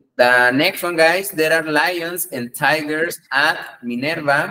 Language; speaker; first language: English; non-native, fluent; Spanish